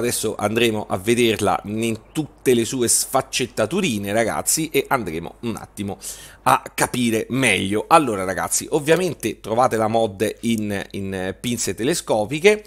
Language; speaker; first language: Italian; native; Italian